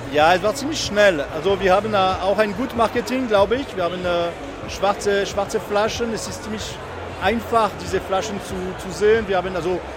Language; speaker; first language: German; non-native, local second language; French